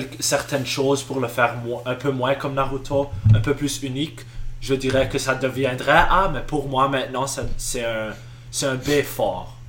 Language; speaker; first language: French; non-native, local second language; English